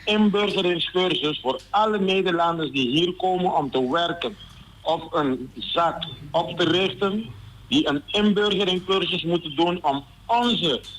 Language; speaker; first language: Dutch; non-native, local second language; Papiamento